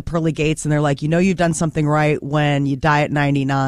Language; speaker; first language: English; native; English